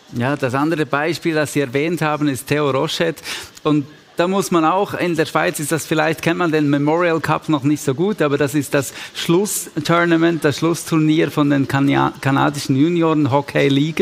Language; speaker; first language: German; native; German